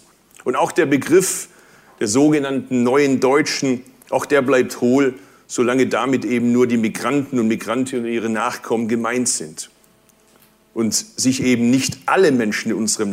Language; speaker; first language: German; early bilingual, other home language; Turkish